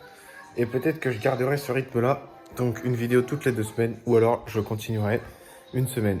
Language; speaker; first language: French; native; French